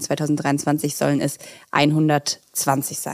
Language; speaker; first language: German; native; German